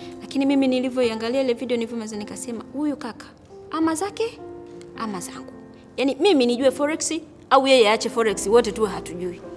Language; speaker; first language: Swahili; native; Swahili